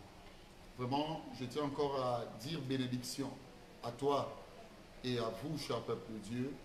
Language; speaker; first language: French; non-native, local second language; Lingala